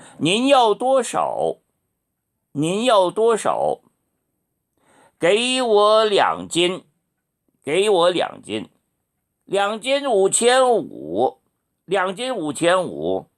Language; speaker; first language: Chinese; non-native, fluent; Korean